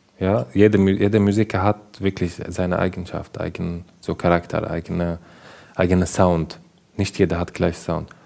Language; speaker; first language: German; non-native, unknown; Arabic